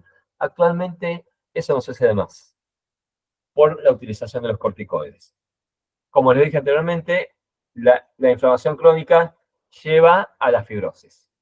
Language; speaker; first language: Spanish; native; Spanish